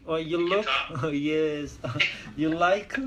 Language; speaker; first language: English; non-native, learner; Turkish